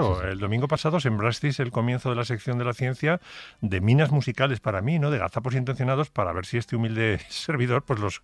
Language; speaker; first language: Spanish; native; Spanish